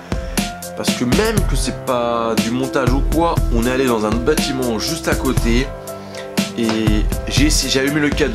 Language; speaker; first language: French; native; French